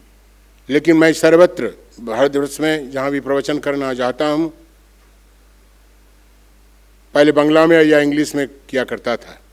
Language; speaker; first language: Hindi; non-native, local second language; Bangla